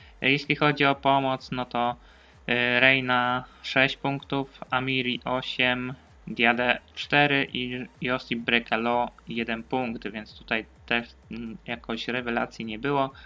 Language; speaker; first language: Polish; native; Polish